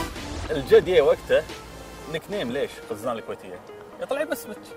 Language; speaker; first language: Arabic; native; Arabic